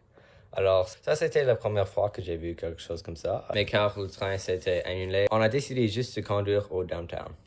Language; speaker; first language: French; non-native, learner; English